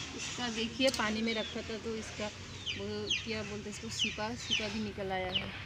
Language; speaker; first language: Hindi; non-native, local second language; Bangla